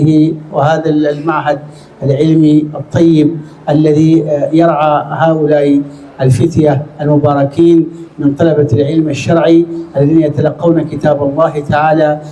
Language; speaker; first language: Arabic; native; Arabic